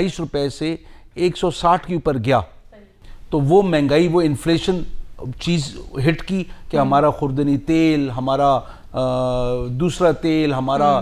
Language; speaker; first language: Urdu; non-native, local second language; Punjabi